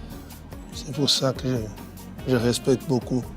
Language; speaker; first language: French; non-native, fluent; Portuguese